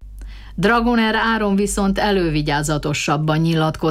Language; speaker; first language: Hungarian; native; Hungarian